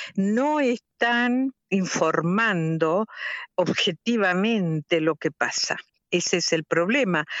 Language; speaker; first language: Spanish; native; Spanish